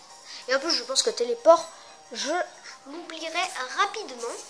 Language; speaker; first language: French; native; French